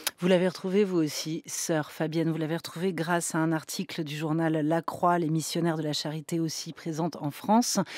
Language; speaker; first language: French; native; French